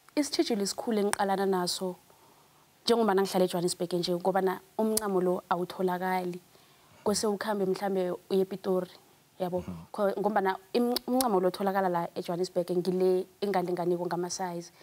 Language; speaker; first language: Zulu; non-native, local second language; South Ndebele